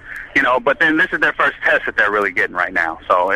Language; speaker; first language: English; native; English